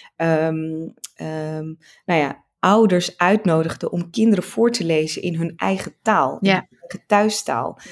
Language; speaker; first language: Dutch; early bilingual, other home language; Tigrinya